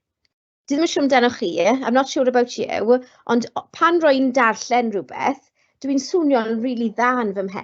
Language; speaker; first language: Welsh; non-native, local second language; English